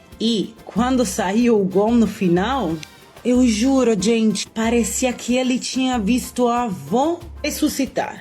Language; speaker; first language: Portuguese; non-native, fluent; Italian